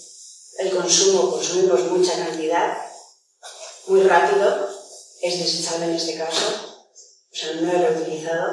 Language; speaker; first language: Spanish; native; Spanish